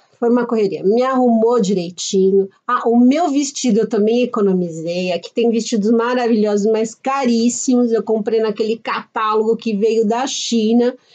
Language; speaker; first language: Portuguese; native; Portuguese